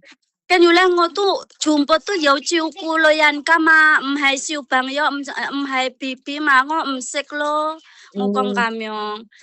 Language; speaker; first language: Chinese; non-native, learner; Indonesian